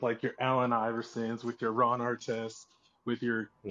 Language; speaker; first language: English; native; English